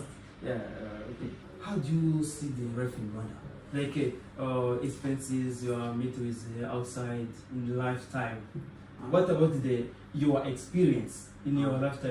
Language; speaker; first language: English; non-native, local second language; Kinyarwanda